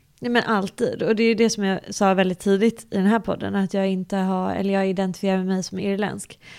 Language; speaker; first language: Swedish; early bilingual, other home language; English